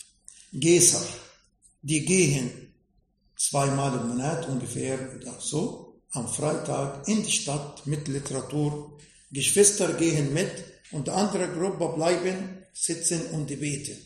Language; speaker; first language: German; non-native, fluent; Arabic